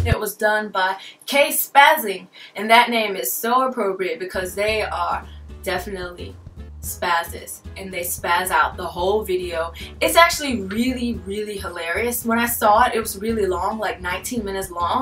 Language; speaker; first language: English; native; English